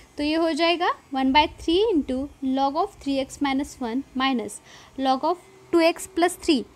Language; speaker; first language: Hindi; non-native, local second language; Marathi